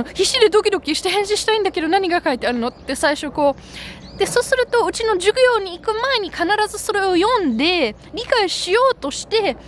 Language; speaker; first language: Japanese; non-native, fluent; German